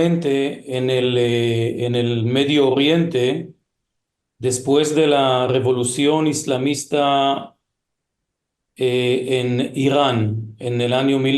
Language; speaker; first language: Spanish; early bilingual, heritage; Hebrew